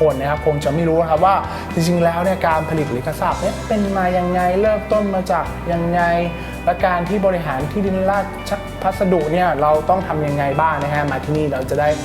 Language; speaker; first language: Thai; native; Thai